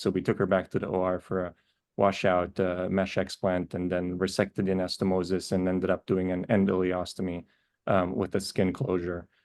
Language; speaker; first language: English; native; English